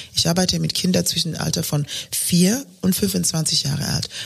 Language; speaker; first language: German; non-native, fluent; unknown